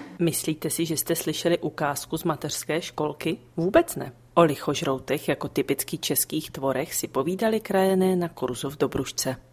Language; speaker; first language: Czech; native; Czech